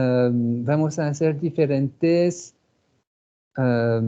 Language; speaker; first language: Spanish; non-native, fluent; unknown